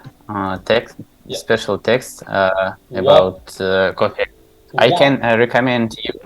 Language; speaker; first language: English; non-native, learner; Tajik